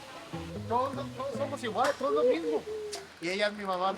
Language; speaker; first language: Spanish; native; Spanish